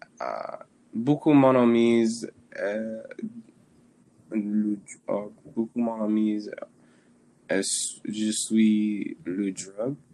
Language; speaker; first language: French; non-native, learner; English